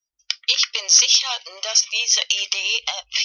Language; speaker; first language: German; non-native, learner; Spanish